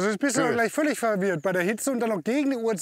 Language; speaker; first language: German; native; German